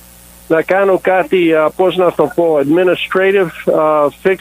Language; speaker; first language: Greek; early bilingual, heritage; English